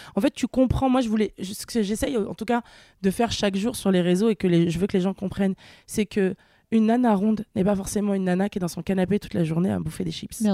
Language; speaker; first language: French; native; French